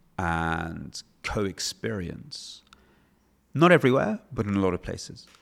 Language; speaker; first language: English; native; English